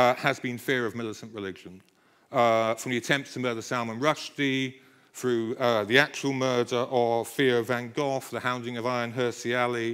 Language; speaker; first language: English; native; English